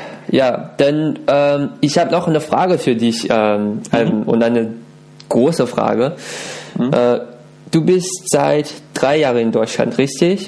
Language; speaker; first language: German; non-native, fluent; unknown